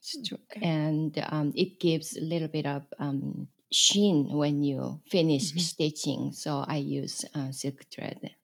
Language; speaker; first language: English; non-native, fluent; Korean